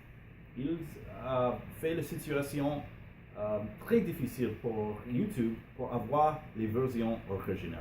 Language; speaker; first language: French; non-native, learner; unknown